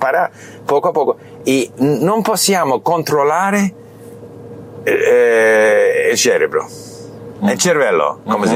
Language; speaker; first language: Italian; non-native, learner; English